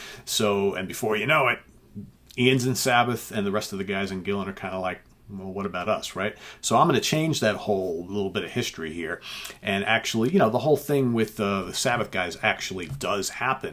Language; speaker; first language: English; native; English